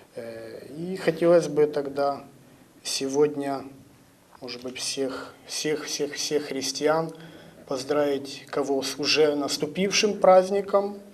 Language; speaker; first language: Russian; native; Russian